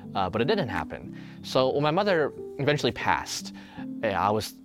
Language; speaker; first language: English; native; English